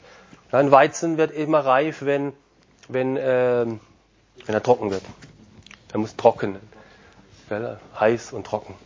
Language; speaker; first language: German; non-native, fluent; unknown